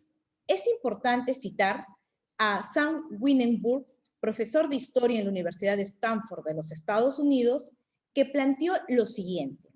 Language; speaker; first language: Spanish; native; Spanish